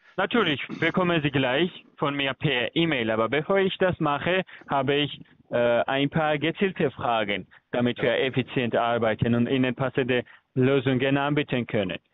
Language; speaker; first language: German; early bilingual, other home language; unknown